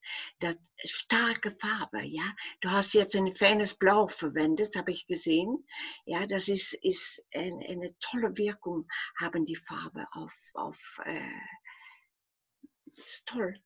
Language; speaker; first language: German; non-native, fluent; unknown